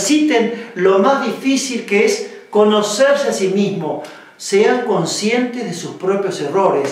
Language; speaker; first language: Spanish; native; Spanish